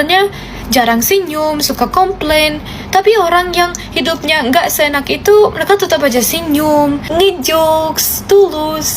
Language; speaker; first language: Indonesian; non-native, fluent; German